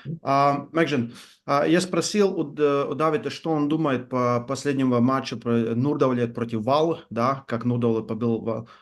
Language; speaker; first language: Russian; non-native, fluent; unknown